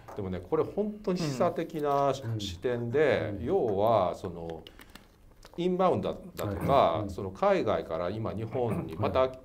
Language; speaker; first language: Japanese; native; Japanese